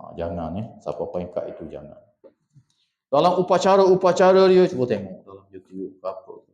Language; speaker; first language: Malay; native; Malay